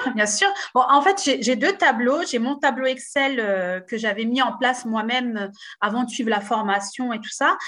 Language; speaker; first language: French; native; French